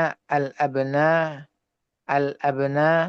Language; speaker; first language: Arabic; non-native, learner; Indonesian